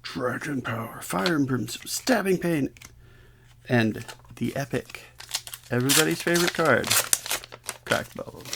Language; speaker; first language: English; native; English